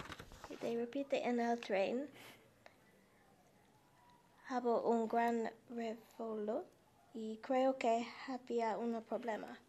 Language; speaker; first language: Spanish; non-native, learner; English